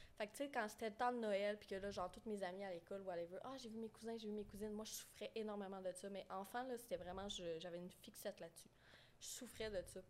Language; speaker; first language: French; native; French